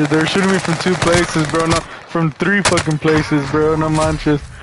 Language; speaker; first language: English; early bilingual, other home language; Spanish